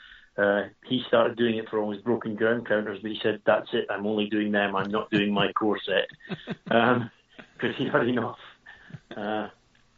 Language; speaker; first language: English; native; English